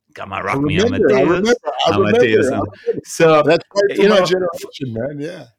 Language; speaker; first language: English; non-native, fluent; German